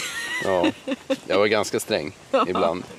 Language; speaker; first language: Swedish; native; Swedish